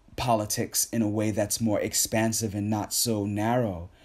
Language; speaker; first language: English; native; English